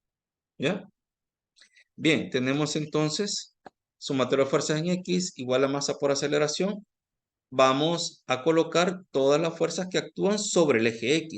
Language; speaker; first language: Spanish; native; Spanish